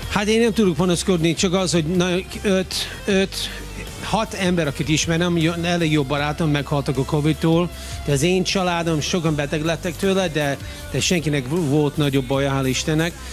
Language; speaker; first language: Hungarian; early bilingual, heritage; English